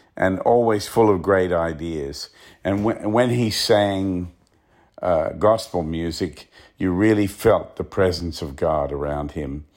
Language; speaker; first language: English; native; English